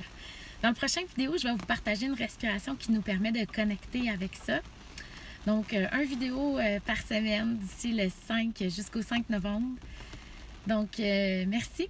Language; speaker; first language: French; native; French